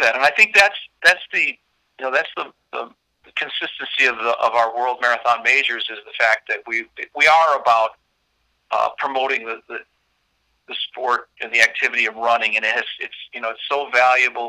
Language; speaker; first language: English; native; English